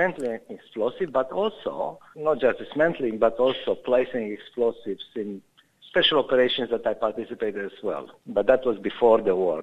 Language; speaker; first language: English; non-native, fluent; Romanian